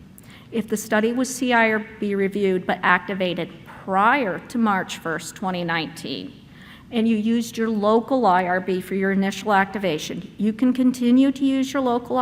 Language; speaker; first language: English; native; English